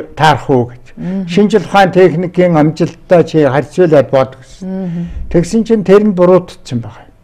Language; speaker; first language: Mongolian; non-native, local second language; Tuvinian